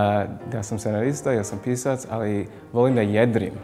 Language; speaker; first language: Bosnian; non-native, learner; English